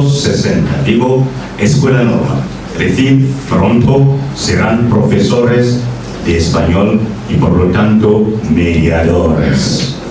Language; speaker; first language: Spanish; non-native, fluent; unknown